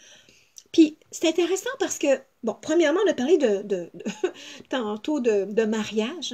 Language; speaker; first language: French; native; French